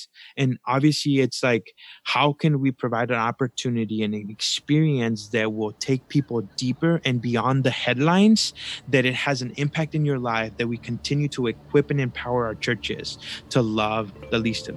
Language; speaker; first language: English; early bilingual, other home language; Spanish